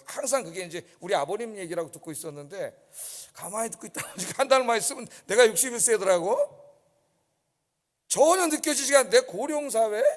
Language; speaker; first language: Korean; native; Korean